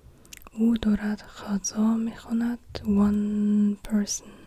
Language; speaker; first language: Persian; non-native, learner; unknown